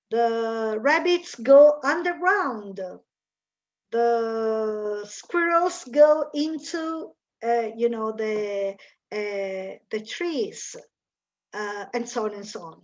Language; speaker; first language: English; non-native, fluent; Italian